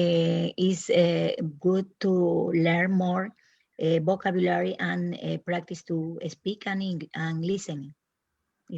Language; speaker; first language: English; non-native, learner; Spanish